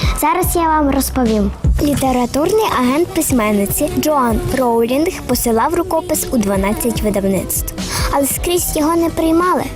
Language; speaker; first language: Ukrainian; native; Ukrainian